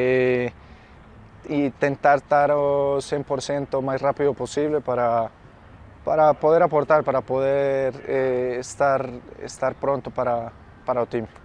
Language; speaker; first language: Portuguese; non-native, learner; Spanish